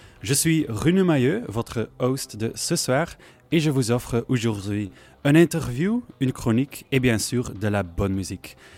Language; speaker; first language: French; non-native, fluent; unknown